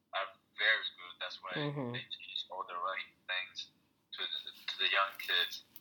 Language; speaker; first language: English; non-native, fluent; Amharic